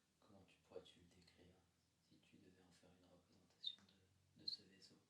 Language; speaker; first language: French; native; French